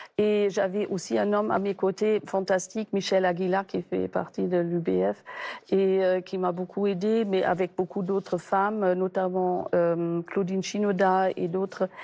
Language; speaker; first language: French; non-native, fluent; German